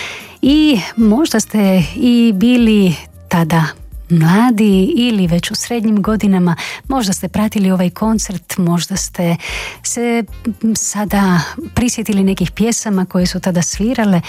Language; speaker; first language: Bosnian; native; Bosnian